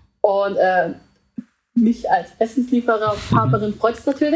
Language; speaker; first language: German; early bilingual, other home language; Vietnamese